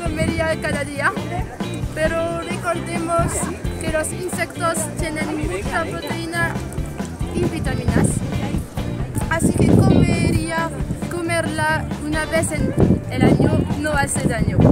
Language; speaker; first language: Spanish; non-native, fluent; French